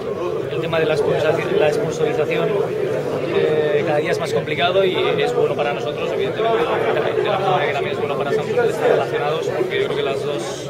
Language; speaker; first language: Spanish; native; Spanish